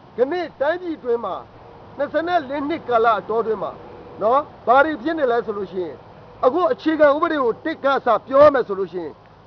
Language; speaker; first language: Burmese; native; Burmese